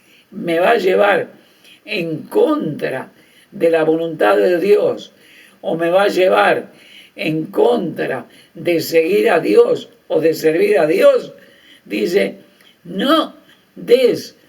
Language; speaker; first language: Spanish; native; Spanish